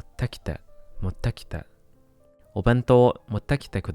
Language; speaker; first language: Japanese; non-native, learner; English